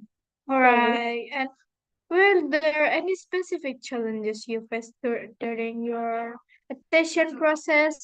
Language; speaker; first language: English; non-native, fluent; Indonesian